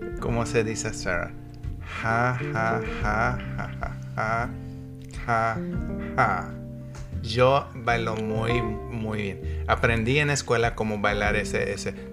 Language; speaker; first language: Spanish; non-native, learner; English